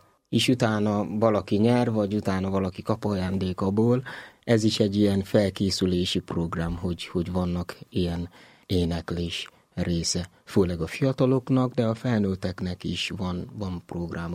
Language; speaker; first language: Hungarian; non-native, fluent; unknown